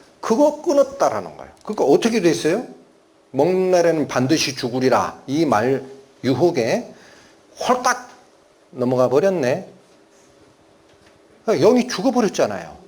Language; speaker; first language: Korean; native; Korean